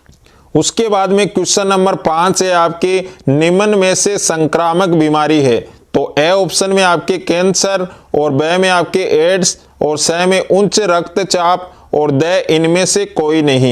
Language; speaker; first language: Hindi; native; Hindi